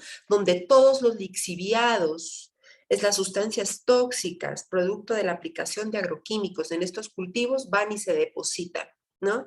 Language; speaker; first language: Spanish; native; Spanish